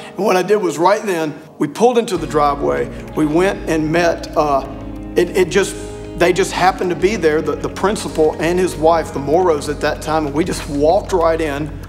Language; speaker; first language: English; native; English